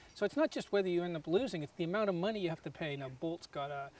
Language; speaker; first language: English; native; English